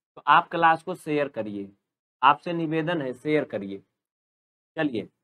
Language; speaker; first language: Hindi; native; Hindi